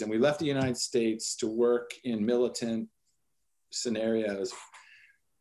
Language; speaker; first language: English; native; English